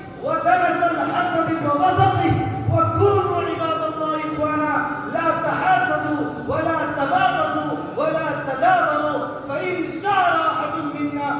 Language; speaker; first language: Arabic; non-native, learner; Urdu